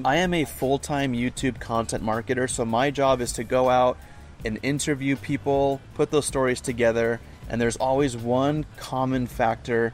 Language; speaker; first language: English; native; English